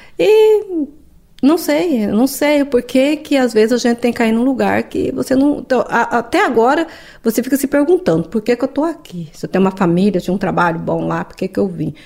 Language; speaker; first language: Portuguese; native; Portuguese